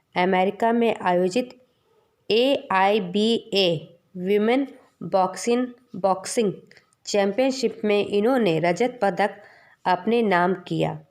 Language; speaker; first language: Hindi; native; Hindi